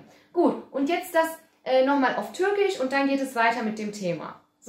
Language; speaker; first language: German; early bilingual, other home language; Turkish